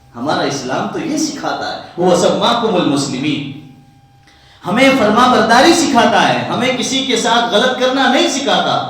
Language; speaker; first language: Urdu; non-native, local second language; Gujarati